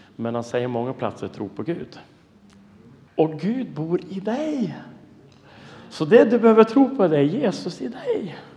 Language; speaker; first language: Swedish; non-native, fluent; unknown